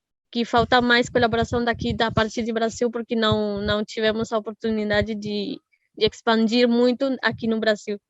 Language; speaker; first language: Portuguese; non-native, fluent; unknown